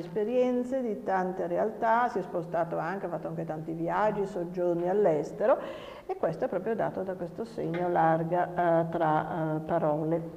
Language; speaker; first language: Italian; native; Italian